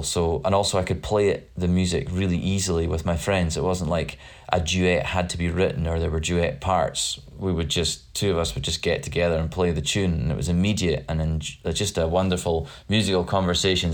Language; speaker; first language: English; native; English